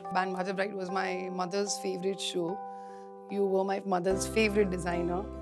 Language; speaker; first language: English; non-native, local second language; Hindi